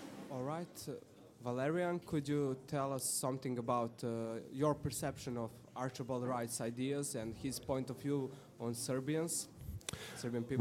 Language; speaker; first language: English; non-native, fluent; Serbian